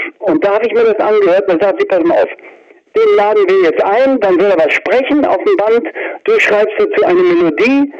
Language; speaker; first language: German; early bilingual, other home language; Italian